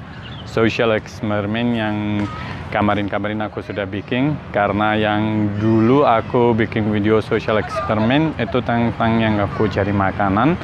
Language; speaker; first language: Indonesian; non-native, learner; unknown